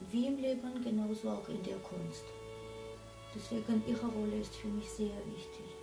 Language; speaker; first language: German; non-native, fluent; Armenian